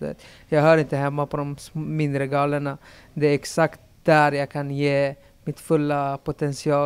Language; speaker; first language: Swedish; early bilingual, other home language; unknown